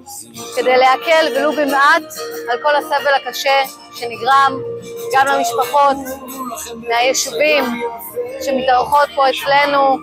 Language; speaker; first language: Hebrew; native; Hebrew